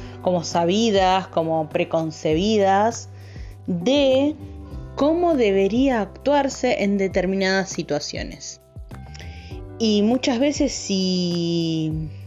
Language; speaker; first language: Spanish; native; Spanish